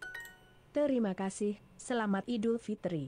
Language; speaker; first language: Indonesian; non-native, learner; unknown